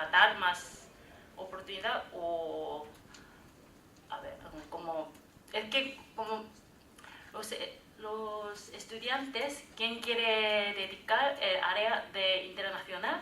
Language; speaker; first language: Spanish; non-native, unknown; Korean